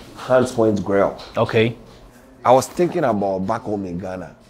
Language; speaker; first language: English; non-native, local second language; Ga